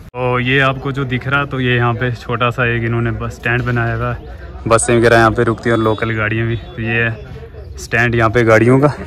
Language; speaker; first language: Hindi; native; Hindi